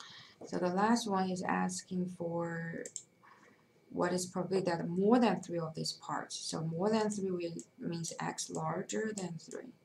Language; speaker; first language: English; non-native, fluent; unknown